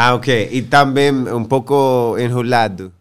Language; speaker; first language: Portuguese; non-native, learner; English